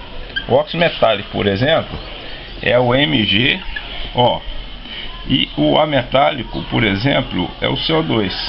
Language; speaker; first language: Portuguese; native; Portuguese